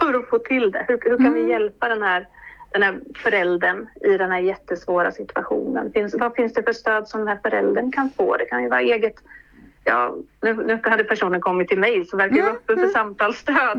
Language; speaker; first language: Swedish; native; Swedish